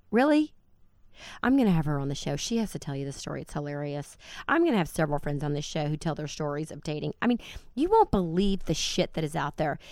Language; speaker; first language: English; native; English